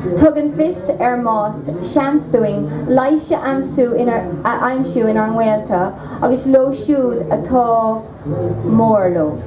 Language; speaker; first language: Irish; non-native, local second language; English